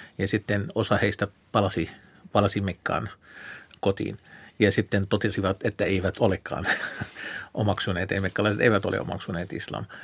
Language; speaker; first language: Finnish; non-native, fluent; Arabic